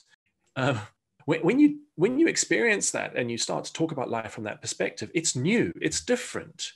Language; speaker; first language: English; native; English